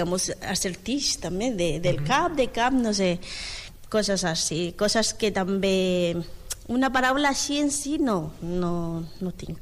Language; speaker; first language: Catalan; non-native, learner; Spanish